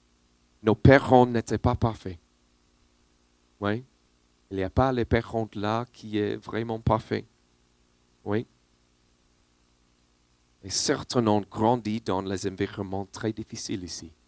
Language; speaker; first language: French; non-native, learner; English